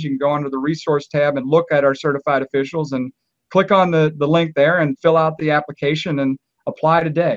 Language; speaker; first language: English; native; English